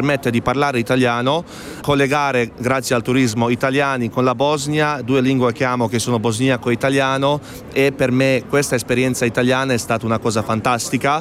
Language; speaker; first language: Italian; non-native, fluent; Bosnian